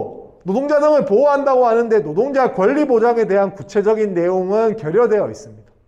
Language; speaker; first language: Korean; native; Korean